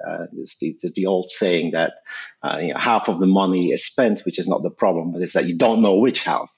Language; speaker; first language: English; non-native, fluent; Dutch